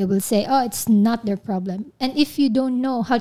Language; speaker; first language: English; non-native, local second language; Filipino